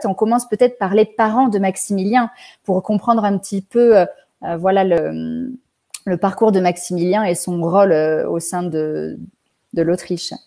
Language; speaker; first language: French; native; French